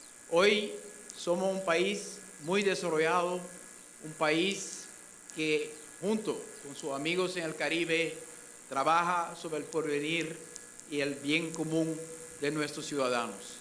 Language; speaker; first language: Spanish; non-native, fluent; Papiamento